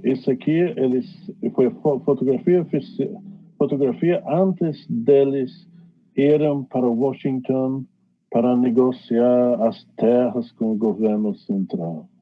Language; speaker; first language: Portuguese; non-native, fluent; English